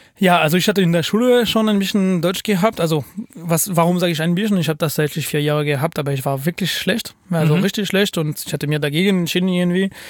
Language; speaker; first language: German; non-native, fluent; French